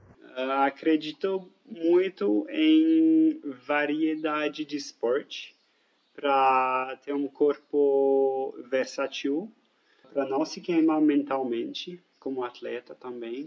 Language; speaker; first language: Portuguese; non-native, fluent; French